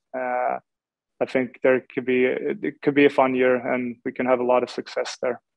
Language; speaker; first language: English; non-native, fluent; Swedish